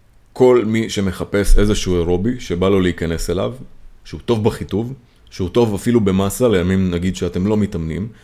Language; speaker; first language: Hebrew; native; Hebrew